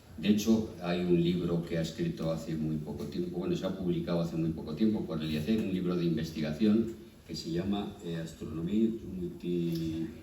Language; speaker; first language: Spanish; native; Spanish